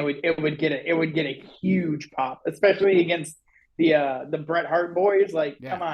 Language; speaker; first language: English; native; English